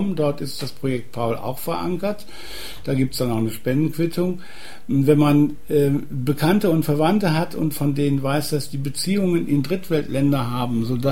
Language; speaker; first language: German; native; German